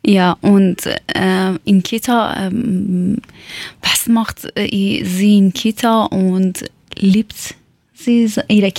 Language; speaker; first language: German; non-native, learner; Persian